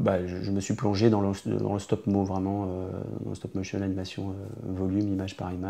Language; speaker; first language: French; native; French